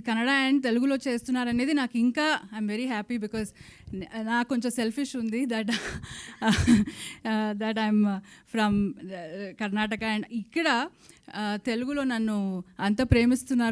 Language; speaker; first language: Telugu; non-native, local second language; Kannada